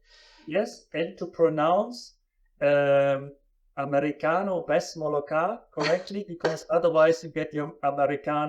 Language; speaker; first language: English; non-native, fluent; German